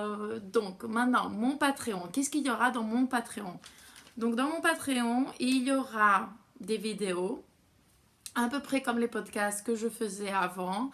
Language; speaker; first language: French; non-native, fluent; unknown